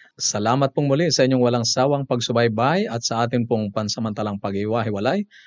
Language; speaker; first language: Filipino; native; Filipino